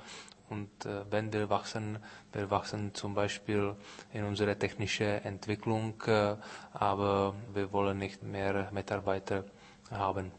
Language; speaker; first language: German; non-native, fluent; Czech